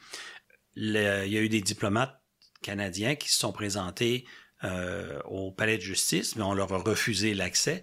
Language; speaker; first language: French; native; French